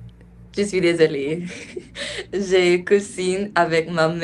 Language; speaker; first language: French; non-native, learner; English